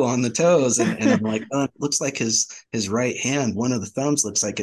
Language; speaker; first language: English; native; English